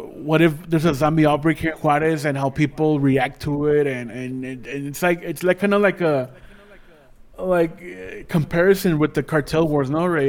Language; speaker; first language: English; early bilingual, other home language; Spanish